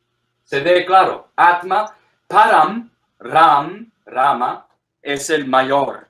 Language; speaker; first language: Spanish; non-native, fluent; English